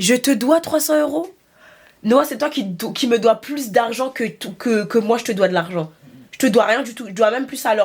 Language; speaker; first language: French; native; French